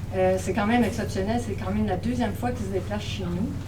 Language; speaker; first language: French; native; French